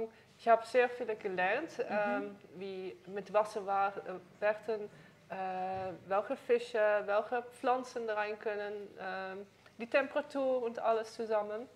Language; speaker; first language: German; non-native, learner; Dutch